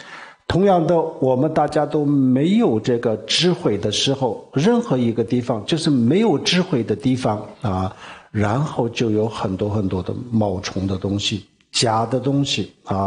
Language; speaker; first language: Chinese; non-native, local second language; Tibetan